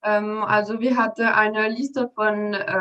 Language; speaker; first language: German; non-native, learner; French